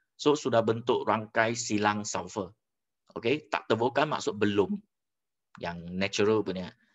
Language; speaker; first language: Malay; non-native, local second language; Chinese